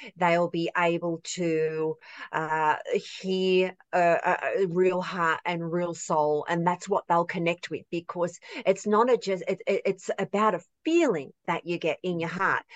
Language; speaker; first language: English; native; English